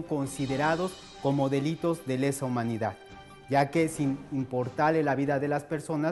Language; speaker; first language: Spanish; native; Spanish